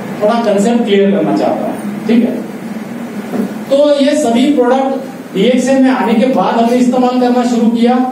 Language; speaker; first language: Hindi; non-native, local second language; Marathi